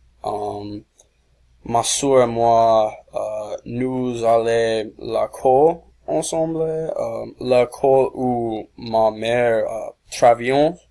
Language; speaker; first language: French; non-native, learner; English